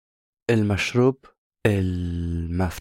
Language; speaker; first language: Arabic; non-native, learner; English